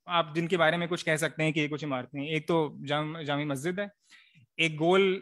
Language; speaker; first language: Hindi; native; Hindi